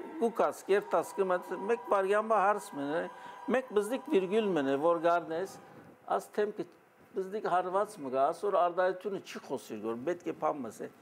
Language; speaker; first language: Armenian; early bilingual, heritage; Armenian